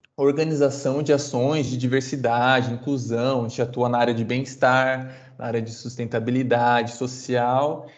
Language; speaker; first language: English; non-native, fluent; Portuguese